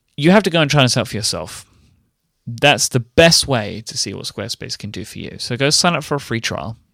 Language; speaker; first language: English; native; English